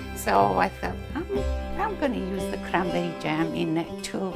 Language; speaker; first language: English; non-native, learner; Persian